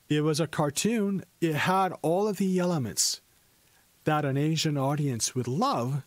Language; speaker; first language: English; native; English